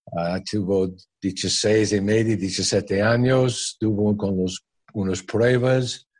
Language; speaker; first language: Spanish; non-native, fluent; English